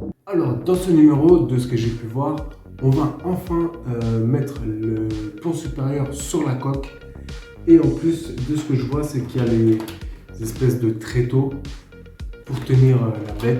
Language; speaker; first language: French; native; French